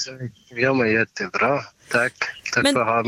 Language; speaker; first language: Swedish; non-native, local second language; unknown